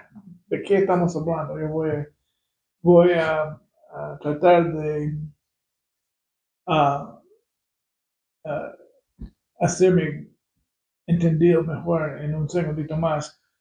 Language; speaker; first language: Spanish; non-native, fluent; English